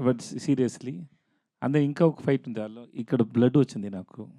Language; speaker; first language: Telugu; non-native, learner; Tamil